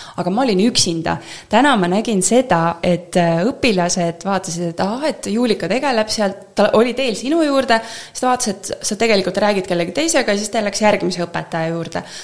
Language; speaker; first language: Estonian; native; Estonian